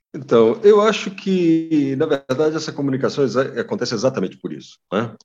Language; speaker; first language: Portuguese; native; Portuguese